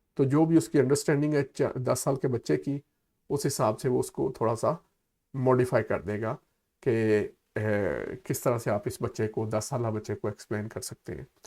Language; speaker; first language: Urdu; native; Urdu